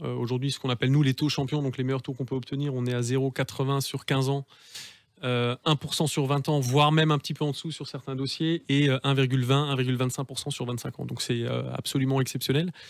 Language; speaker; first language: French; native; French